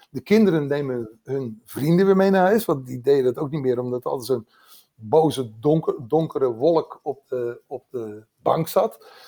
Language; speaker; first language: Dutch; native; Dutch